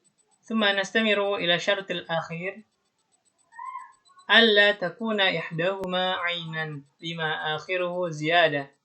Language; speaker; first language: Arabic; non-native, learner; Indonesian